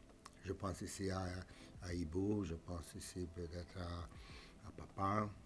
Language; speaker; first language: French; non-native, fluent; Romanian